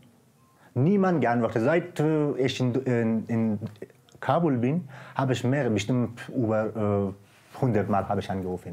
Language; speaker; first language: German; non-native, fluent; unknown